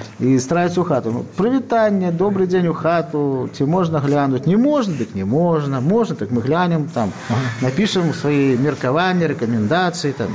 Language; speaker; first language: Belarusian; non-native, local second language; Russian